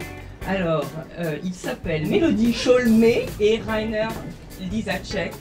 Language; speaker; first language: French; native; French